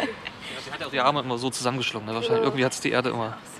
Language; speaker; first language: German; native; German